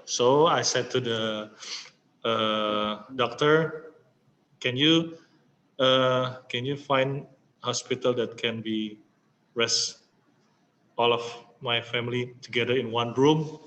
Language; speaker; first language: English; non-native, learner; Indonesian